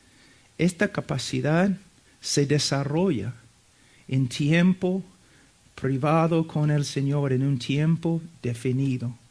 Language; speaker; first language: Spanish; non-native, fluent; English